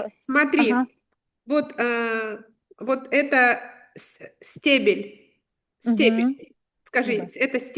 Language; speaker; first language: Russian; native; Russian